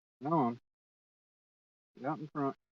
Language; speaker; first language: English; native; English